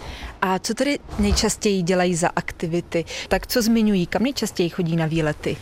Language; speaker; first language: Czech; native; Czech